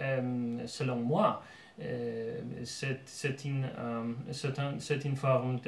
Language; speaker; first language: French; non-native, fluent; Polish